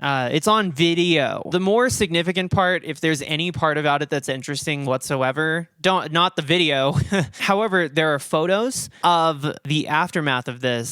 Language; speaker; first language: English; native; English